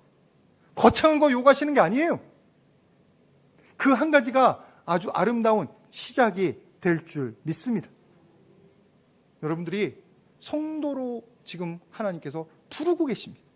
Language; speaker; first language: Korean; native; Korean